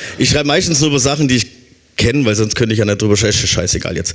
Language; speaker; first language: German; native; German